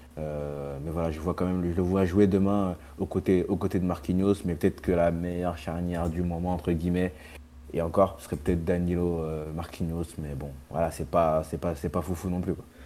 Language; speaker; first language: French; native; French